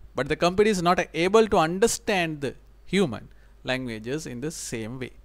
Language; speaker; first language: English; non-native, local second language; Sinhala